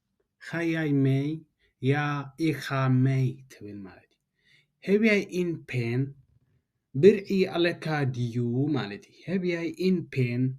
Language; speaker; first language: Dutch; non-native, fluent; Tigrinya